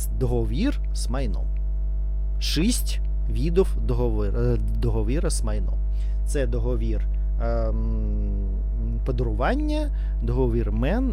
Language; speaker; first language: Ukrainian; non-native, learner; Russian